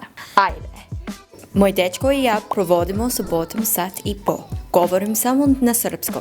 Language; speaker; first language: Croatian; non-native, learner; English